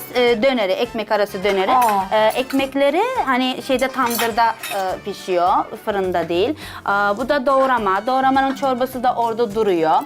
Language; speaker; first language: Turkish; non-native, fluent; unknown